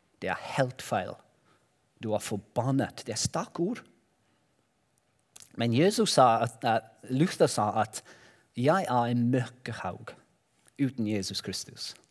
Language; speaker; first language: Norwegian; non-native, learner; Welsh